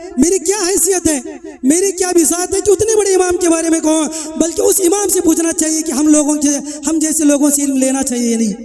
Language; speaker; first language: Urdu; native; Urdu